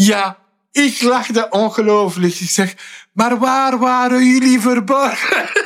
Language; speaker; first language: Dutch; non-native, fluent; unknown